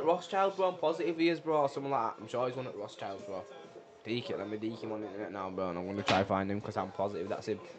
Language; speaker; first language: English; native; English